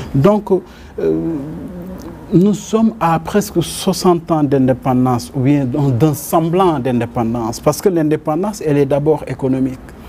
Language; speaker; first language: French; non-native, local second language; Wolof